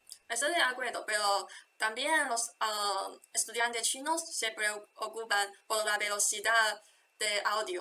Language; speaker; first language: Spanish; non-native, fluent; Chinese